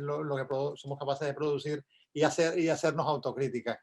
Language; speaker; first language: Spanish; native; Spanish